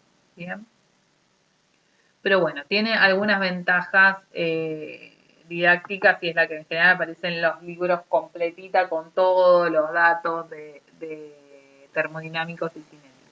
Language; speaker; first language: Spanish; native; Spanish